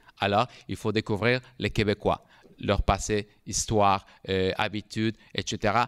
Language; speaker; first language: French; non-native, fluent; Spanish